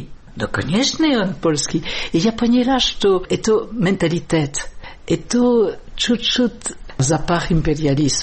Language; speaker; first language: Russian; non-native, fluent; French